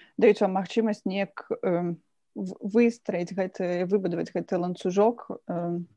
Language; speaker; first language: Belarusian; native; Belarusian